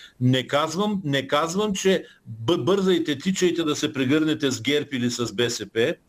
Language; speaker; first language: Bulgarian; native; Bulgarian